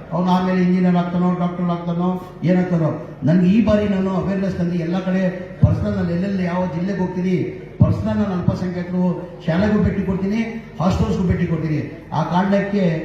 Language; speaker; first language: Kannada; non-native, local second language; Urdu